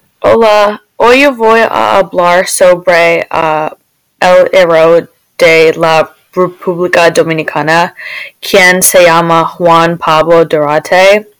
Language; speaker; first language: Spanish; non-native, learner; English